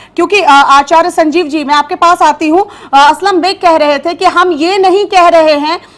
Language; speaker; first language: Hindi; native; Hindi